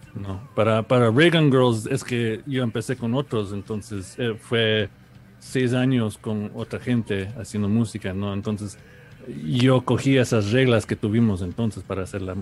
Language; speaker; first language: Spanish; early bilingual, heritage; Spanish